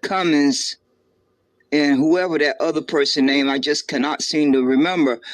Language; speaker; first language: English; native; English